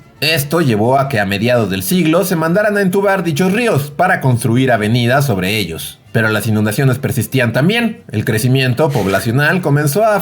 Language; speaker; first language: Spanish; native; Spanish